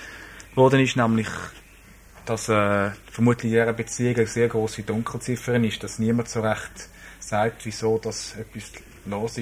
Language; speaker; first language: German; native; German